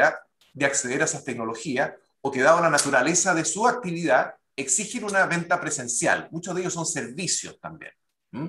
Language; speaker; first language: Spanish; native; Spanish